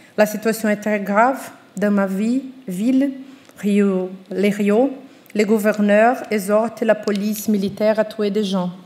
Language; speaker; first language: French; non-native, fluent; Portuguese